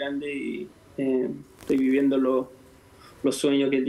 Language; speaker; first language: Spanish; native; Spanish